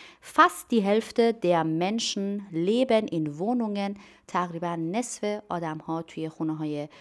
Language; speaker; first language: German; non-native, fluent; Persian